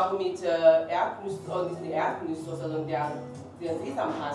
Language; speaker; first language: German; non-native, fluent; Chinese